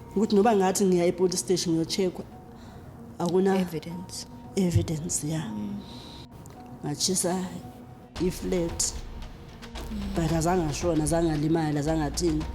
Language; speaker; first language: Zulu; non-native, local second language; Xhosa